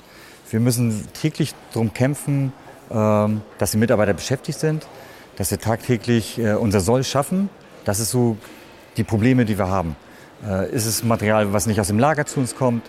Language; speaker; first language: German; native; German